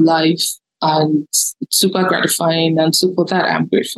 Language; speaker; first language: English; non-native, local second language; Yoruba